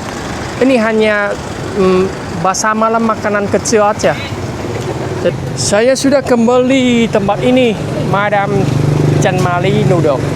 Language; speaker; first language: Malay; non-native, fluent; Vietnamese